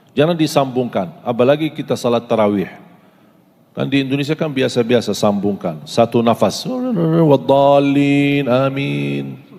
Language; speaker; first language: Malay; non-native, fluent; Arabic